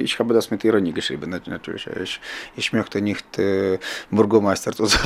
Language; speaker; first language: German; non-native, learner; Ukrainian